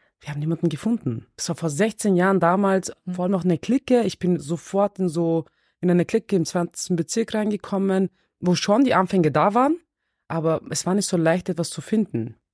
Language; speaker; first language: German; early bilingual, other home language; Turkish